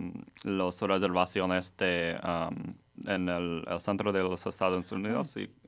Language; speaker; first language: Spanish; non-native, learner; English